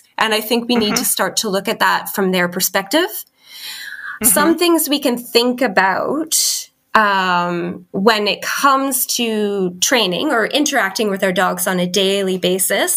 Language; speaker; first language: English; native; English